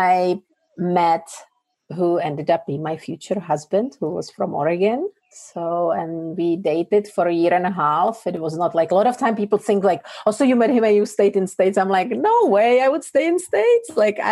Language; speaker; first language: English; non-native, fluent; Czech